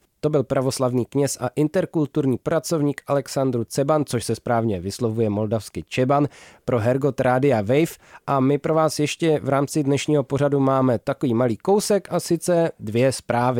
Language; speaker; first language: Czech; native; Czech